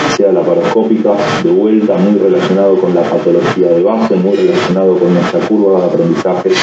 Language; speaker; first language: Spanish; native; Spanish